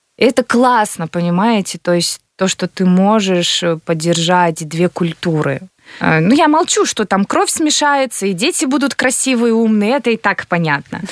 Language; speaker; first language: Russian; native; Russian